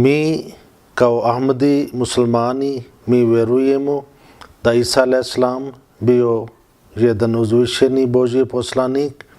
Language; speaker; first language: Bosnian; non-native, fluent; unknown